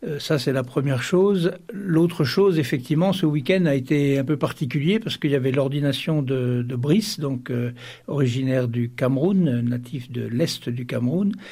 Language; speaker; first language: French; native; French